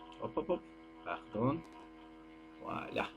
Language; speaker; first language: French; non-native, learner; Turkish